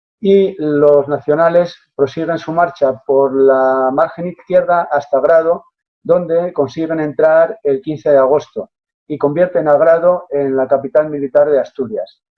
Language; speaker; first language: Spanish; native; Spanish